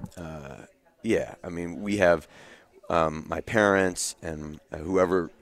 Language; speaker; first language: English; native; English